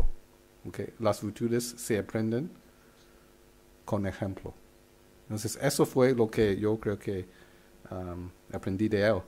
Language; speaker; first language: Spanish; non-native, fluent; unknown